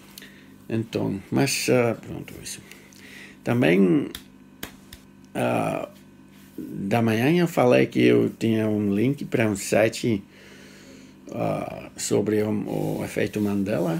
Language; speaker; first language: Portuguese; non-native, fluent; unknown